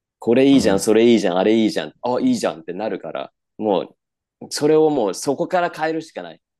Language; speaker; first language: Japanese; native; Japanese